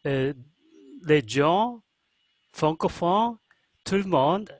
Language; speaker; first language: French; non-native, learner; Russian